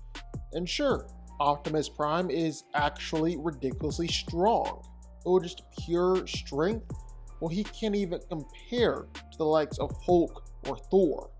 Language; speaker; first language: English; native; English